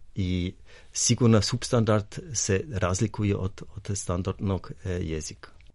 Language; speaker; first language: Serbian; non-native, fluent; German